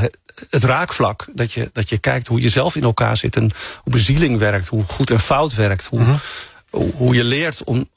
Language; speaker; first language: Dutch; native; Dutch